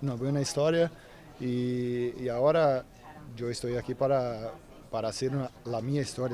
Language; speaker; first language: Spanish; non-native, fluent; Portuguese